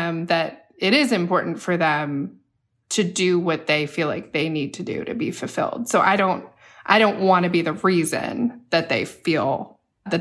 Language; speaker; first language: English; native; English